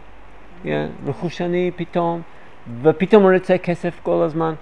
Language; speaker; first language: Hebrew; non-native, fluent; English